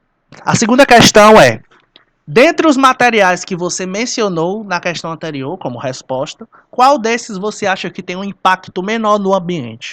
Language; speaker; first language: Portuguese; native; Portuguese